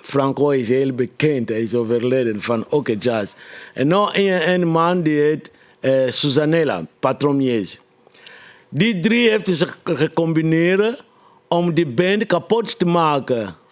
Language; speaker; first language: Dutch; non-native, fluent; Lingala